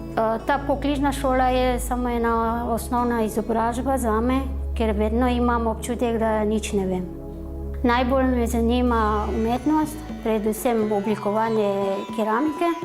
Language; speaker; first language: Slovenian; non-native, learner; Nepali